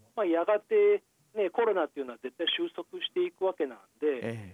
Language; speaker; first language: Japanese; native; Japanese